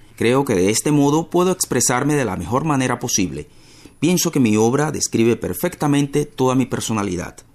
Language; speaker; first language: Spanish; non-native, fluent; Slovak